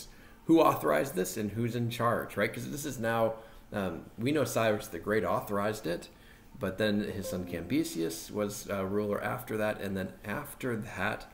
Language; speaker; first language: English; native; English